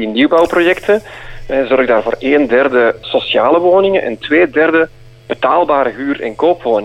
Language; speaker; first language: Dutch; native; Dutch